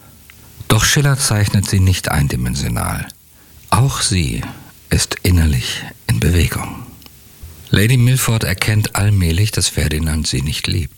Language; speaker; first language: German; native; German